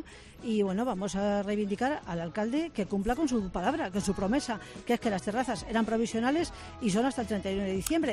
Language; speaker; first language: Spanish; native; Spanish